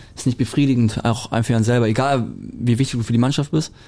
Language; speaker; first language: German; native; German